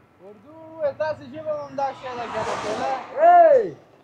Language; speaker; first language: Hindi; non-native, learner; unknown